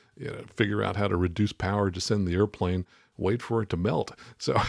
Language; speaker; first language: English; native; English